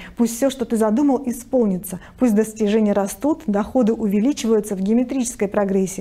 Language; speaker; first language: Russian; native; Russian